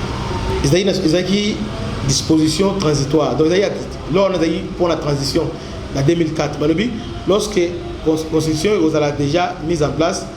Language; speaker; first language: French; non-native, local second language; Lingala